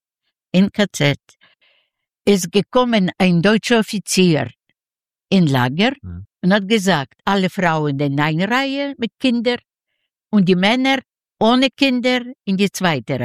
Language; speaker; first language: German; non-native, learner; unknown